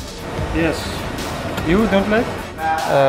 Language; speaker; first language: English; non-native, learner; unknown